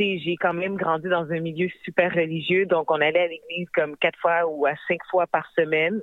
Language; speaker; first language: French; native; French